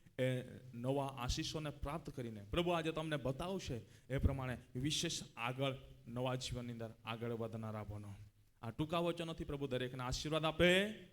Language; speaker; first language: Gujarati; non-native, local second language; Gamit